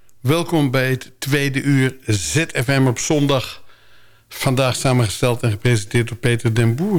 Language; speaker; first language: Dutch; native; Dutch